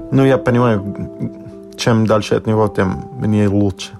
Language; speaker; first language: Russian; non-native, fluent; Arabic